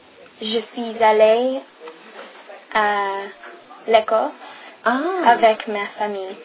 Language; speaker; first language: French; non-native, learner; English